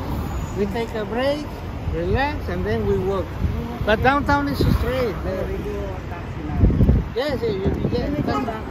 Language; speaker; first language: English; non-native, learner; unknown